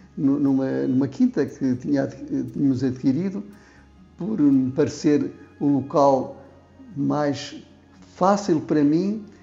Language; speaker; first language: Portuguese; native; Portuguese